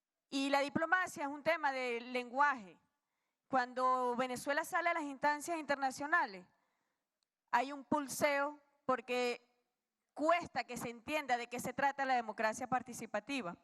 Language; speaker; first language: Spanish; native; Spanish